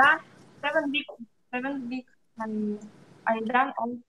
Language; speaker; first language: English; non-native, learner; Russian